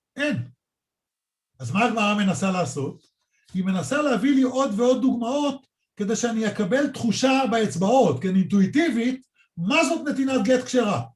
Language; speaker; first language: Hebrew; native; Hebrew